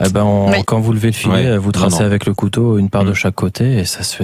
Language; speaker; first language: French; native; French